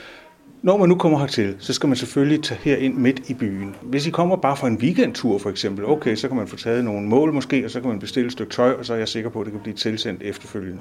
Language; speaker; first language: Danish; native; Danish